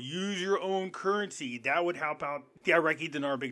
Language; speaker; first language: English; native; English